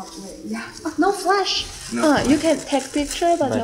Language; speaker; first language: English; non-native, learner; Japanese